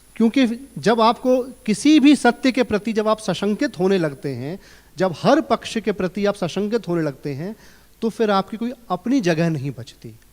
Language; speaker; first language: Hindi; native; Hindi